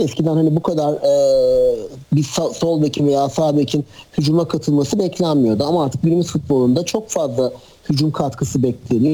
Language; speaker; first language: Turkish; native; Turkish